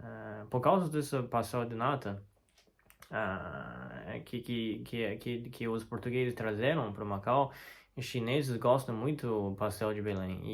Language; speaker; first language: Portuguese; non-native, fluent; Chinese